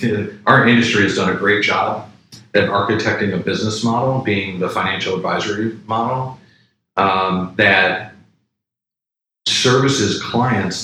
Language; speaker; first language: English; native; English